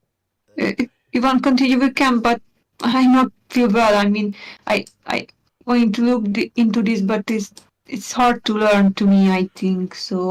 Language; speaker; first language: English; non-native, learner; Hungarian